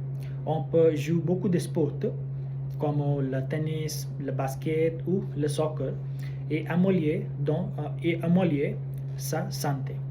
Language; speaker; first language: French; non-native, learner; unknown